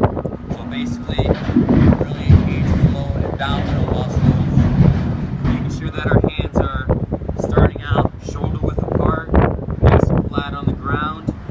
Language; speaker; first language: English; native; English